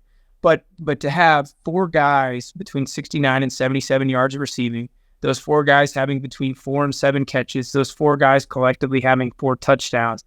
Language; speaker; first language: English; native; English